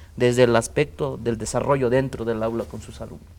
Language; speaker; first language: Spanish; non-native, local second language; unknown